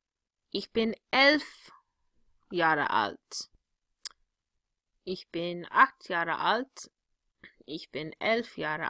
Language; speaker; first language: German; non-native, fluent; English